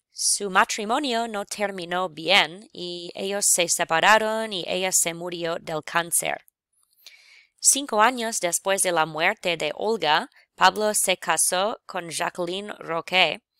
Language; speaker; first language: Spanish; non-native, fluent; English